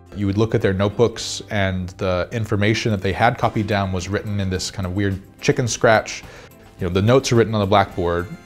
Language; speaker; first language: English; native; English